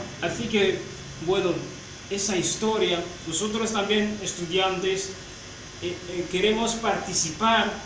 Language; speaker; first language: Spanish; non-native, fluent; French